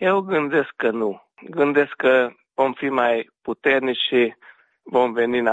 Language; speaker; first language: Romanian; non-native, local second language; Hungarian